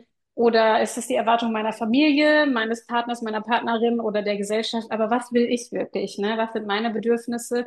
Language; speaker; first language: German; native; German